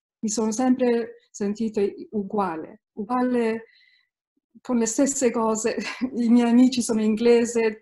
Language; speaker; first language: Italian; early bilingual, heritage; Italian